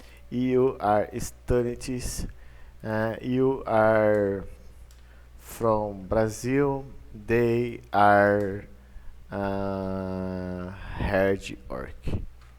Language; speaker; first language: English; non-native, learner; Portuguese